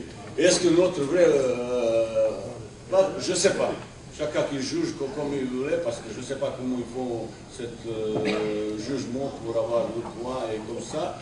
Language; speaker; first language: French; non-native, fluent; Bosnian